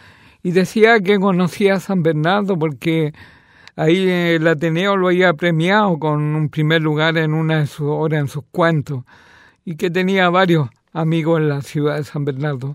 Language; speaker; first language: Spanish; native; Spanish